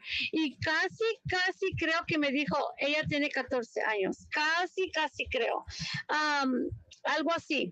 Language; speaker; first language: Spanish; early bilingual, heritage; Spanish